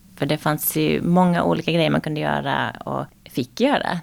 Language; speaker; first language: Swedish; native; Swedish